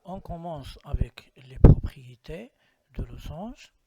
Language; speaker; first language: French; non-native, local second language; Arabic